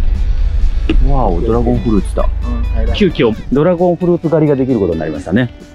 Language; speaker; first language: Japanese; native; Japanese